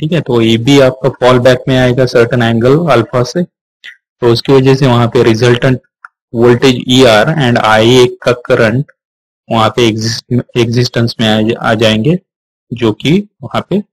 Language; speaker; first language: Hindi; non-native, local second language; Marathi